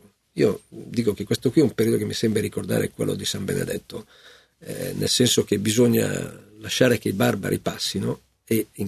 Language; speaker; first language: Italian; native; Italian